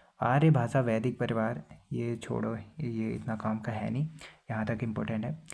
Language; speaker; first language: Hindi; native; Hindi